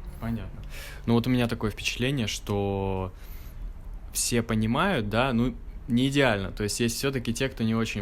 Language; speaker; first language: Russian; native; Russian